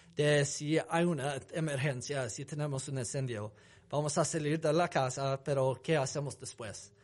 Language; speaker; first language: Spanish; non-native, fluent; English